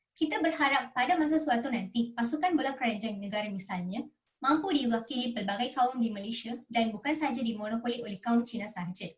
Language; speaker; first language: Malay; non-native, local second language; Tamil